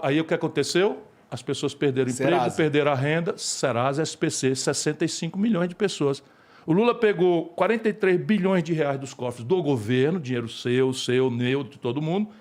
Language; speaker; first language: Portuguese; native; Portuguese